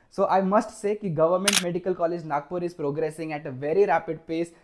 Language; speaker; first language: Hindi; non-native, local second language; Marathi